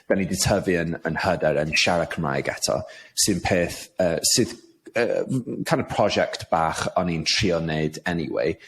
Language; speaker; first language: Welsh; non-native, fluent; English